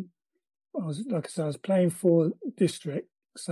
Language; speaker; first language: English; native; English